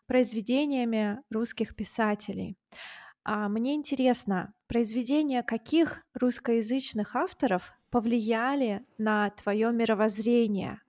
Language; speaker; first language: Russian; native; Russian